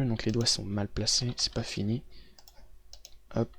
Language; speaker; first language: French; native; French